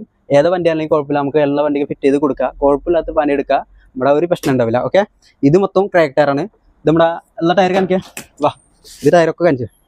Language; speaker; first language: Malayalam; non-native, local second language; Hindi